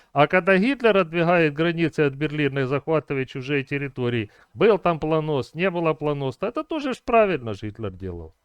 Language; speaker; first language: Russian; non-native, local second language; Ukrainian